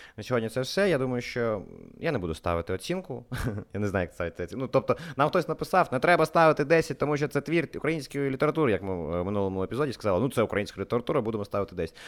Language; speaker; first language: Ukrainian; non-native, local second language; Russian